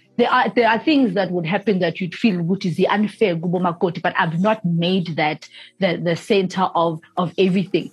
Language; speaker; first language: English; non-native, local second language; Zulu